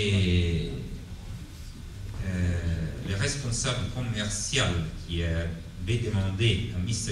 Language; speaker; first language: French; non-native, fluent; Italian